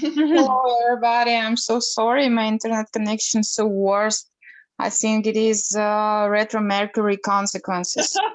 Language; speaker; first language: English; non-native, learner; Ukrainian